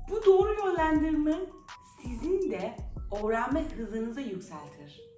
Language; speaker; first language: Turkish; non-native, fluent; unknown